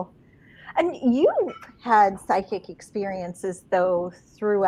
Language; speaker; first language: English; native; English